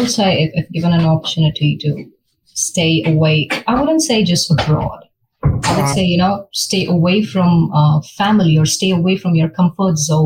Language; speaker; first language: English; non-native, local second language; Malayalam